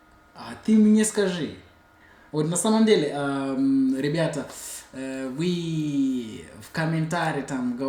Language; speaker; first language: Russian; non-native, fluent; English